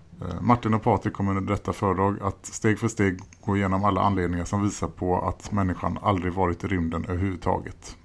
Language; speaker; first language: Swedish; native; Swedish